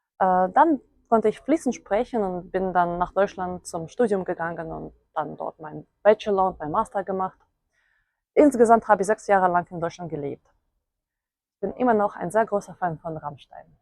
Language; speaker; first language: German; non-native, fluent; Russian